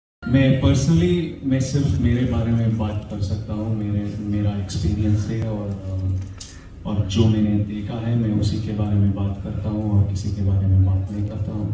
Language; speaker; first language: Hindi; non-native, local second language; Telugu